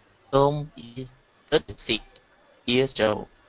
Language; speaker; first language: English; non-native, learner; Vietnamese